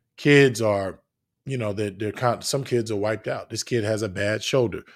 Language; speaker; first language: English; native; English